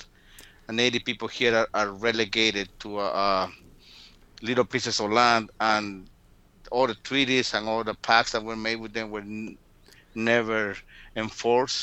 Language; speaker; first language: English; early bilingual, other home language; Spanish